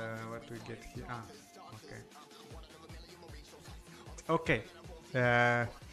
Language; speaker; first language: English; non-native, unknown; Italian